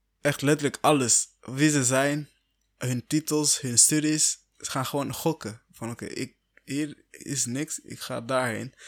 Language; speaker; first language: Dutch; non-native, fluent; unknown